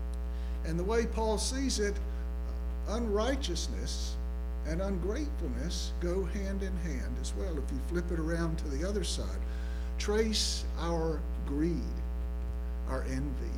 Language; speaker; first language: English; native; English